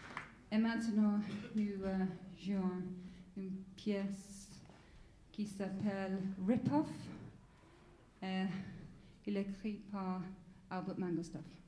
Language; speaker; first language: French; non-native, learner; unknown